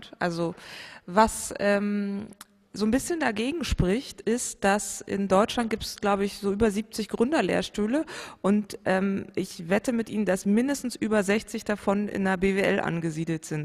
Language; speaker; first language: German; native; German